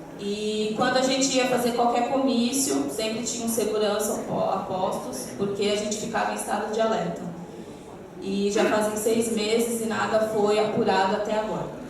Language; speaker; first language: Portuguese; native; Portuguese